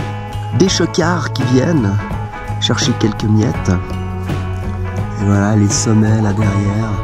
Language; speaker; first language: French; native; French